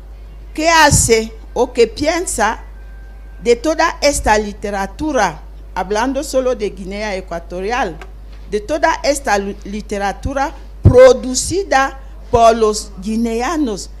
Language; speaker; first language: Spanish; non-native, fluent; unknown